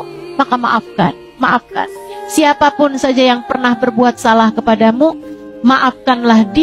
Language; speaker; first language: Indonesian; native; Indonesian